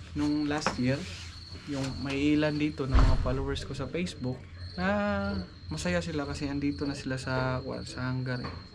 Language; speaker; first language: Filipino; non-native, local second language; Cebuano